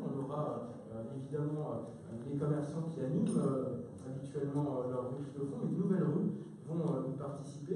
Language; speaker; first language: French; native; French